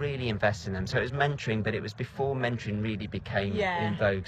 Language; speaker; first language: English; native; English